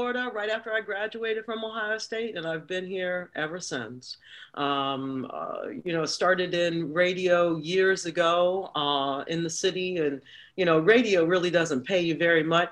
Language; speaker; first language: English; native; English